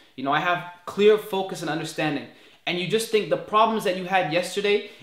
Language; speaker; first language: English; native; English